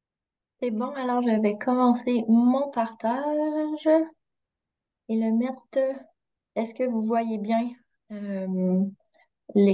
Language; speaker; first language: French; native; French